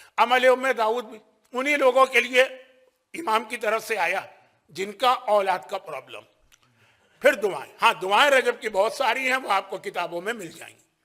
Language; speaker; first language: Urdu; native; Urdu